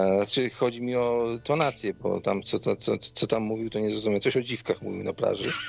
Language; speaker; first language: Polish; native; Polish